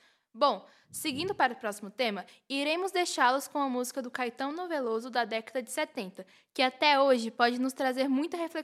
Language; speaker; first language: Portuguese; native; Portuguese